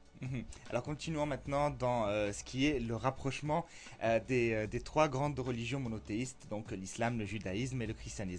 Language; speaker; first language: French; native; French